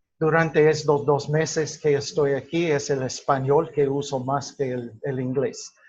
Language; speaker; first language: Spanish; non-native, fluent; English